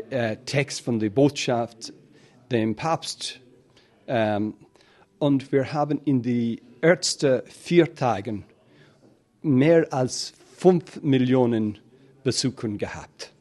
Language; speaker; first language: German; non-native, fluent; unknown